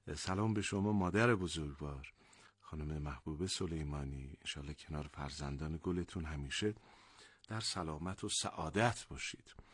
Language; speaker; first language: Persian; non-native, local second language; Azerbaijani